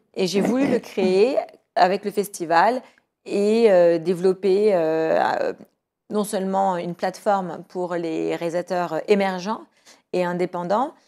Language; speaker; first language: French; native; French